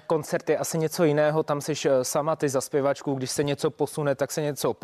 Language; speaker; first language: Czech; native; Czech